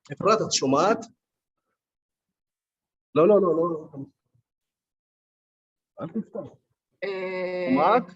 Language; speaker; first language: Hebrew; early bilingual, other home language; Amharic